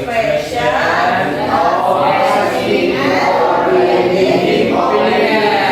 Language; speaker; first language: English; non-native, fluent; Indonesian